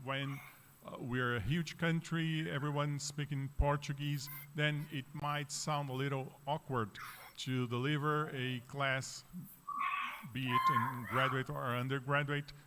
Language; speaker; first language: English; non-native, fluent; Portuguese